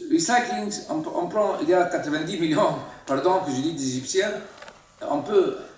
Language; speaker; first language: French; non-native, local second language; Arabic